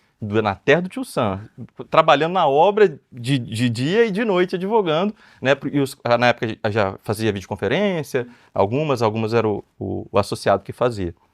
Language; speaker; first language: Portuguese; native; Portuguese